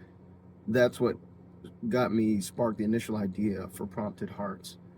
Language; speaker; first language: English; native; English